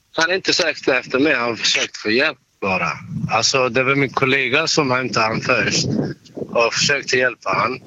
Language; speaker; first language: Swedish; non-native, learner; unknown